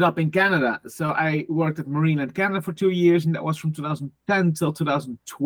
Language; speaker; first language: English; non-native, fluent; Dutch